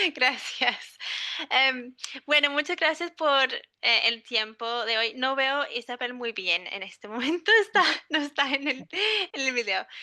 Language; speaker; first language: Spanish; non-native, fluent; English